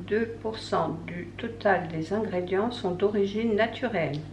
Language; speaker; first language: French; native; French